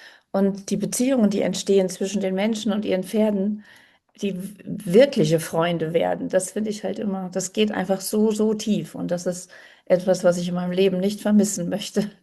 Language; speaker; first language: German; native; German